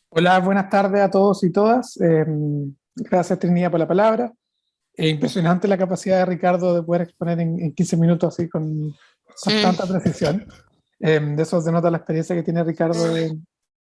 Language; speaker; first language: Spanish; native; Spanish